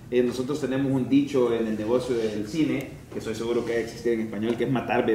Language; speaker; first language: Spanish; native; Spanish